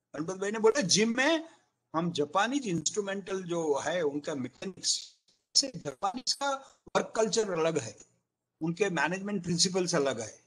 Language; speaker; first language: Hindi; non-native, local second language; Gujarati